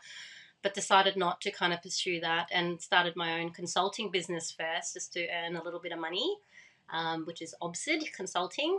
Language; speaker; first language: English; early bilingual, other home language; Thai